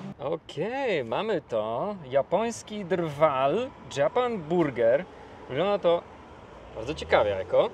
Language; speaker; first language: Polish; native; Polish